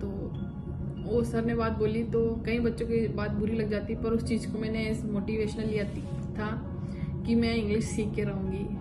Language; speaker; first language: Hindi; native; Hindi